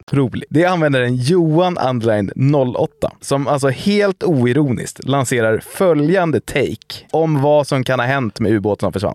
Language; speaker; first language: Swedish; native; Swedish